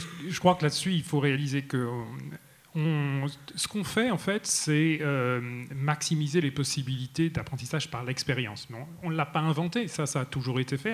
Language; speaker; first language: French; native; French